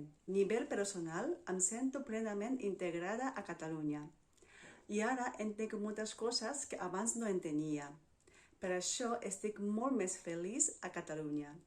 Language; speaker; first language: Catalan; non-native, fluent; Japanese